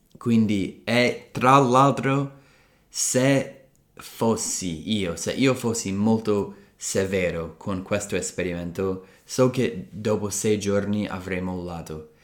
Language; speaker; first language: Italian; non-native, fluent; English